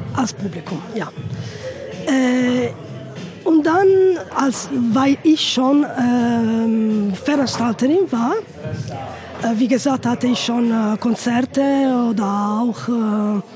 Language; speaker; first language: German; non-native, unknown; Italian